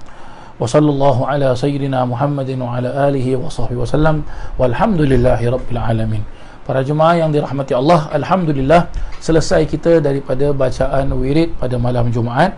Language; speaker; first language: Malay; native; Malay